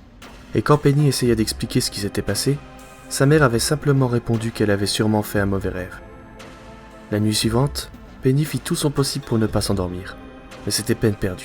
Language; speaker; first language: French; native; French